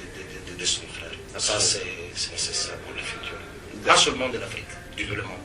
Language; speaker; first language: French; non-native, fluent; Italian